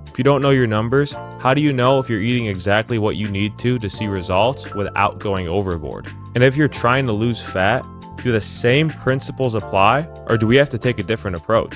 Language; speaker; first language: English; native; English